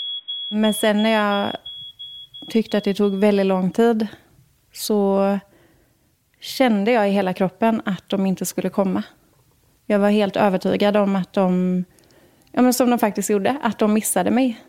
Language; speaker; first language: Swedish; native; Swedish